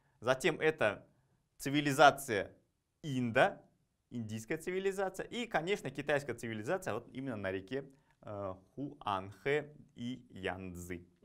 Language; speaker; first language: Russian; non-native, local second language; Kazakh